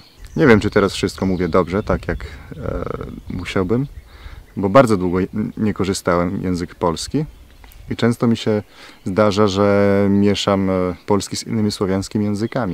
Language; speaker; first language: Polish; non-native, fluent; Slovenian